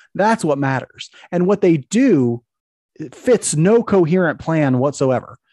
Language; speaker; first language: English; native; English